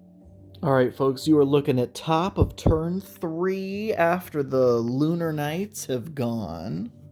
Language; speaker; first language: English; native; English